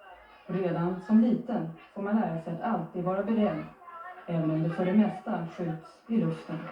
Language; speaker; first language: Swedish; native; Swedish